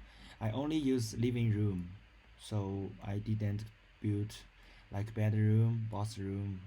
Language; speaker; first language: English; non-native, learner; Chinese